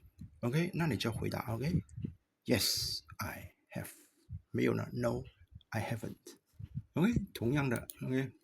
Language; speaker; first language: English; non-native, fluent; Chinese